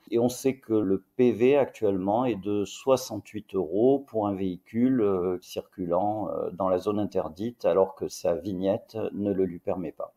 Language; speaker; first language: French; native; French